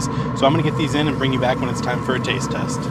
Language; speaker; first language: English; native; English